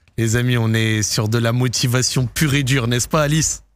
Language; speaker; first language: French; native; French